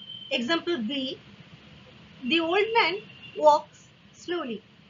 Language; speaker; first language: English; non-native, local second language; Bangla